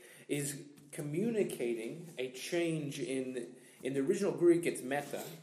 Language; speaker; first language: English; native; English